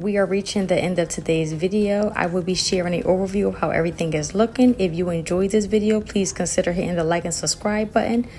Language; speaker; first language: English; native; English